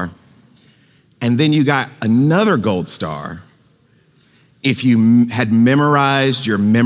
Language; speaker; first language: English; native; English